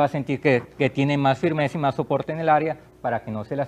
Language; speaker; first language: Spanish; native; Spanish